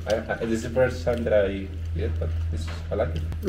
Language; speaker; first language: English; non-native, fluent; Spanish